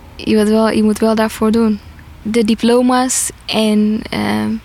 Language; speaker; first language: Dutch; non-native, fluent; Tigrinya